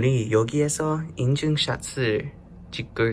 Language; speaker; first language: Korean; non-native, learner; English